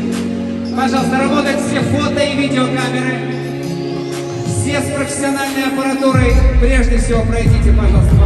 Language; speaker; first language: Russian; native; Russian